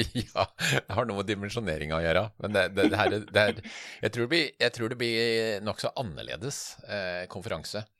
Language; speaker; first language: Norwegian; native; Norwegian